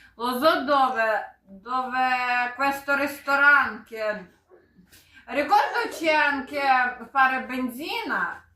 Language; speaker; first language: Italian; non-native, learner; Ukrainian